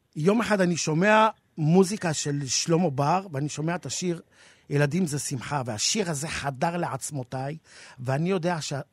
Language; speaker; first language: Hebrew; native; Hebrew